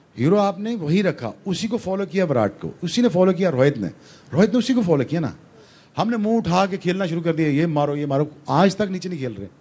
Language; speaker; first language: Urdu; non-native, local second language; Punjabi